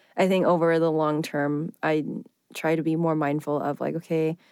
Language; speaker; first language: English; early bilingual, other home language; Chinese